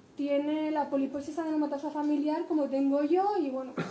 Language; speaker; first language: Spanish; native; Spanish